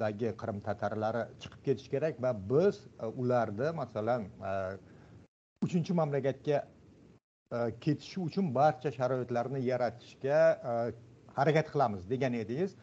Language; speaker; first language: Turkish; non-native, learner; Uzbek